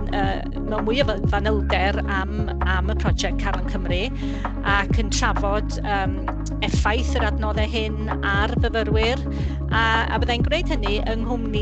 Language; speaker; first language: Welsh; native; Welsh